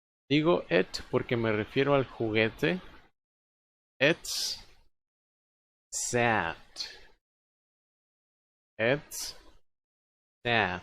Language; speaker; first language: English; non-native, fluent; Spanish